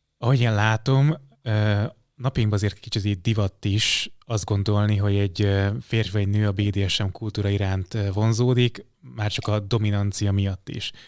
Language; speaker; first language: Hungarian; native; Hungarian